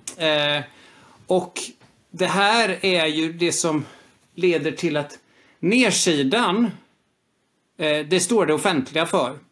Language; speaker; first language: Swedish; native; Swedish